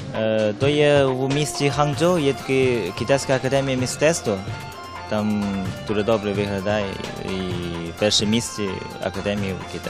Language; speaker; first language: Ukrainian; non-native, learner; Chinese